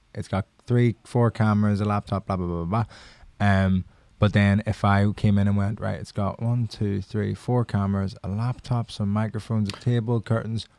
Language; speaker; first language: English; native; English